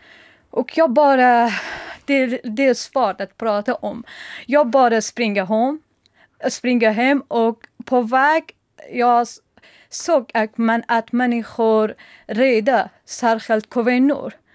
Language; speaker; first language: Swedish; non-native, learner; Persian